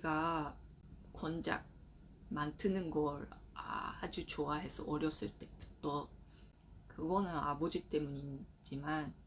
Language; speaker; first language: Korean; non-native, learner; Japanese